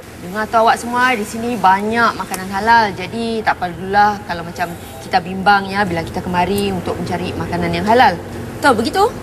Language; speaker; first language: Malay; native; Malay